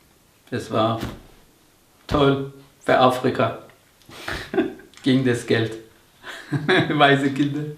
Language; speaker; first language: German; non-native, learner; Turkish